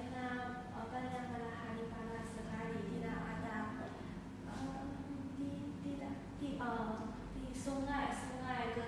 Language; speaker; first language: Indonesian; non-native, learner; Chinese